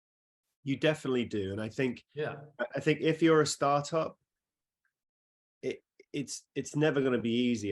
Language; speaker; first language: English; non-native, fluent; Dutch